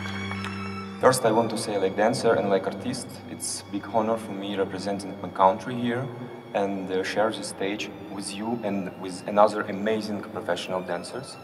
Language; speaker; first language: English; non-native, learner; Ukrainian